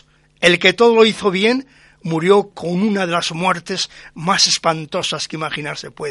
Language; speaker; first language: Spanish; native; Spanish